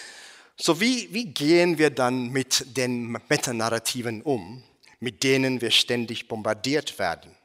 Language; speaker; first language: German; non-native, fluent; English